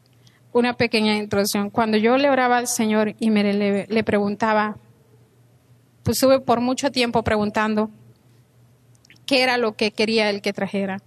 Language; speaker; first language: Spanish; native; Spanish